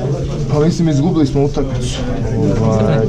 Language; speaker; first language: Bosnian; early bilingual, heritage; Croatian